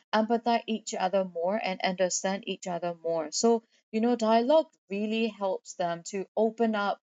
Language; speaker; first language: English; non-native, fluent; Burmese